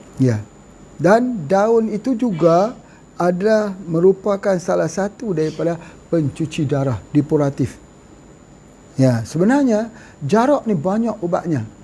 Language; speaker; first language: Malay; native; Malay